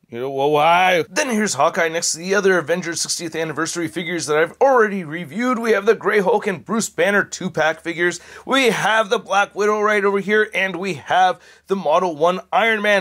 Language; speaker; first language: English; native; English